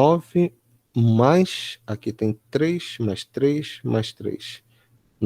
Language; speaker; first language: Portuguese; native; Portuguese